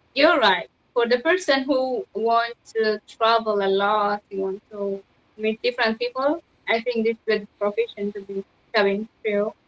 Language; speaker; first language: English; non-native, fluent; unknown